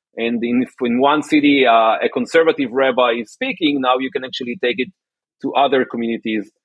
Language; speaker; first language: English; non-native, fluent; Hebrew